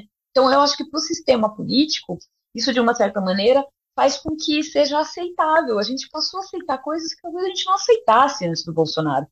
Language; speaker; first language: Portuguese; native; Portuguese